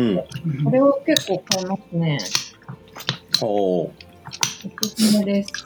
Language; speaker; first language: Japanese; native; Japanese